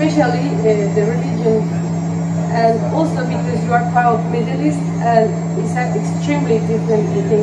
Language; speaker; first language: English; non-native, fluent; Spanish